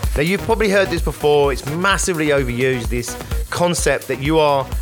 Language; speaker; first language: English; native; English